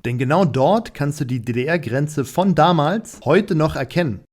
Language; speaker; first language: German; native; German